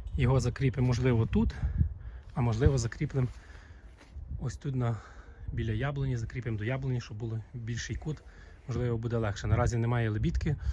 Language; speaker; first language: Ukrainian; native; Ukrainian